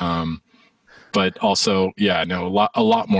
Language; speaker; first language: English; native; English